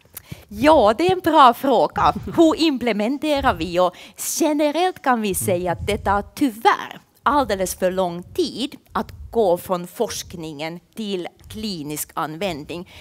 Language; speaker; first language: Swedish; non-native, fluent; Finnish